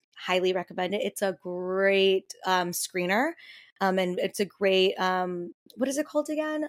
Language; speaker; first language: English; native; English